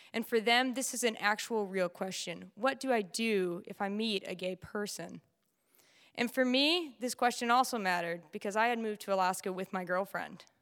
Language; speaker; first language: English; native; English